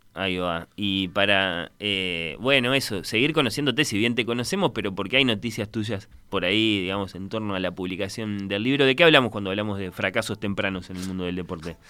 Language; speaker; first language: Spanish; native; Spanish